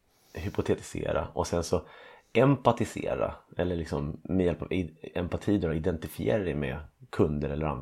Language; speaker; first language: Swedish; native; Swedish